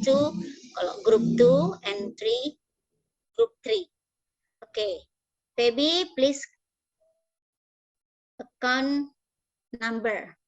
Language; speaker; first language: English; non-native, learner; Indonesian